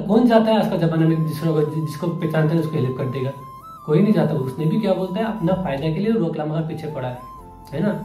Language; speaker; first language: Hindi; non-native, local second language; Nepali